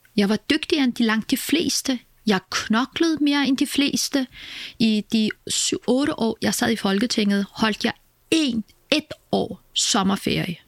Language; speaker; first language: Danish; early bilingual, other home language; Kurdish